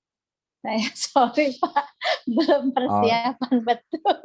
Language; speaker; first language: Indonesian; native; Indonesian